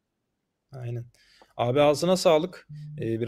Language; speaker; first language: Turkish; native; Turkish